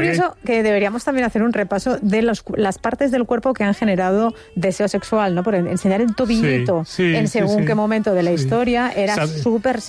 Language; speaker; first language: Spanish; native; Spanish